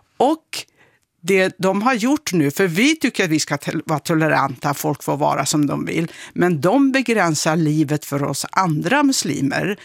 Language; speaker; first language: Swedish; early bilingual, other home language; Kurdish